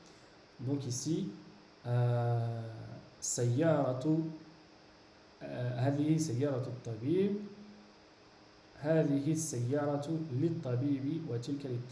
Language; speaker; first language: Arabic; non-native, fluent; French